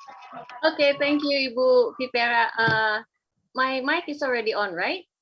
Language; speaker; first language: English; non-native, fluent; Indonesian